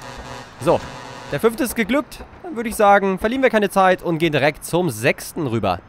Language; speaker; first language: German; native; German